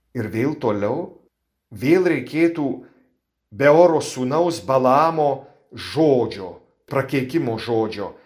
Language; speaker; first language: Lithuanian; native; Lithuanian